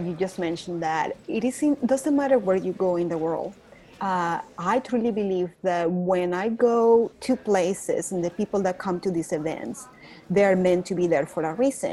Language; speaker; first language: English; non-native, fluent; Spanish